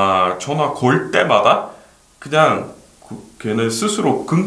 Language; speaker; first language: Korean; non-native, fluent; English